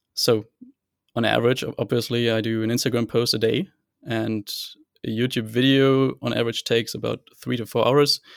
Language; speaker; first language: English; non-native, fluent; German